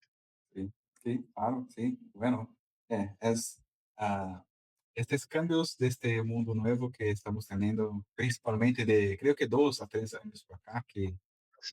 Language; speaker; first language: Spanish; non-native, fluent; Portuguese